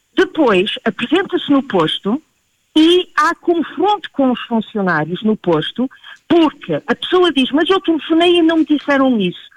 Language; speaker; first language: Portuguese; early bilingual, heritage; Portuguese